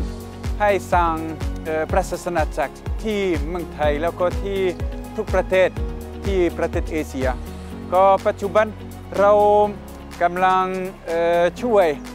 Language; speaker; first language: Thai; non-native, fluent; French